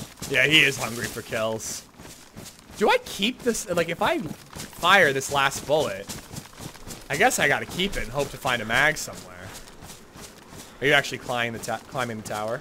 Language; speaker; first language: English; native; English